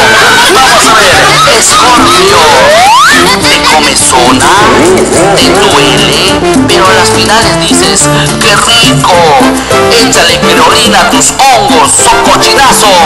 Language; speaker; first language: Spanish; native; Spanish